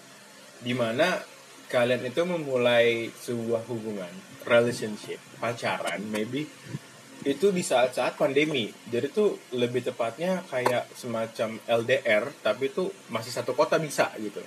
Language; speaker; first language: Indonesian; native; Indonesian